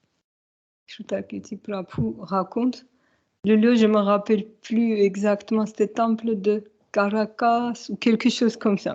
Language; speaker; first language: French; non-native, fluent; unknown